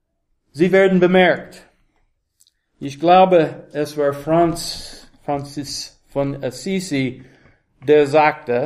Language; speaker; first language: German; non-native, learner; English